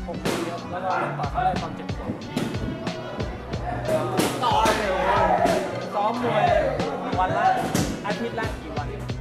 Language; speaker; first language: Thai; native; Thai